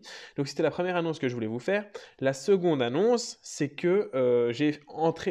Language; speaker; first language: French; native; French